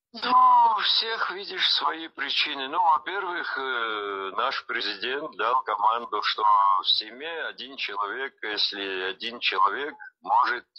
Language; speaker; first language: Russian; non-native, local second language; Abkhazian